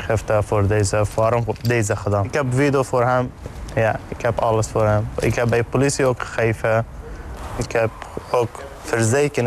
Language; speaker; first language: Dutch; non-native, learner; Arabic